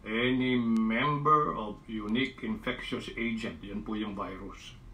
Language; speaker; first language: English; non-native, local second language; Filipino